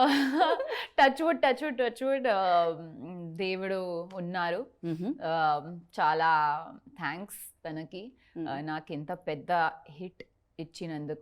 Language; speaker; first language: Telugu; non-native, learner; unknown